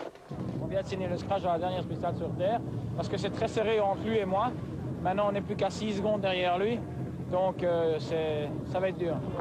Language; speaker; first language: French; native; French